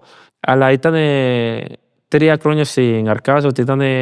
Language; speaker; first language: Greek; non-native, learner; Spanish